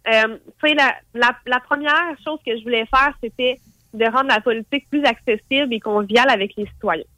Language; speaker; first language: French; native; French